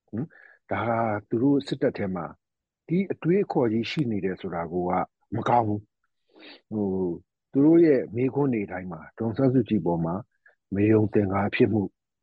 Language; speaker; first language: Burmese; native; Burmese